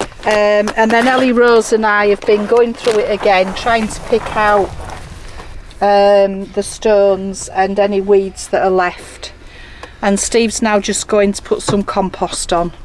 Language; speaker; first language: English; native; English